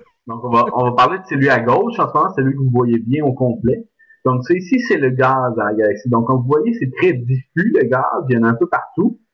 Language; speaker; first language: French; native; French